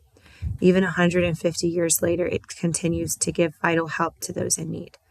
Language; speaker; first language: English; native; English